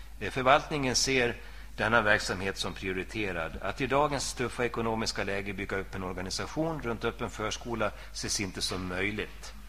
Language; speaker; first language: Swedish; native; Swedish